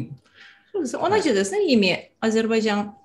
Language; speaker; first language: Japanese; non-native, fluent; Tatar